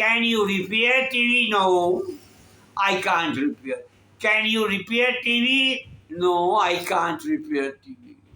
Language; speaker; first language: English; non-native, local second language; Urdu